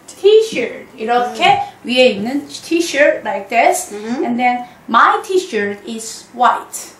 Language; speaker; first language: English; non-native, fluent; Korean